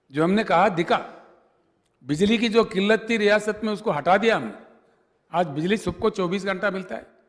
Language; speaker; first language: Hindi; non-native, local second language; Telugu